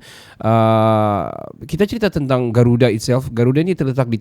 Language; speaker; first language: Malay; native; Malay